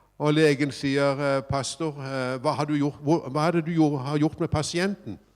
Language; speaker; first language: Norwegian; native; Norwegian